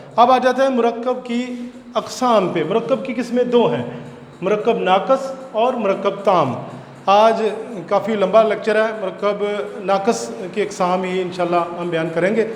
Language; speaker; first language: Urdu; non-native, local second language; Punjabi